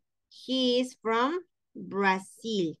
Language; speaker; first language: English; non-native, fluent; Spanish